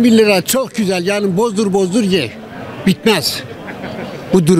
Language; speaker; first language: Turkish; native; Turkish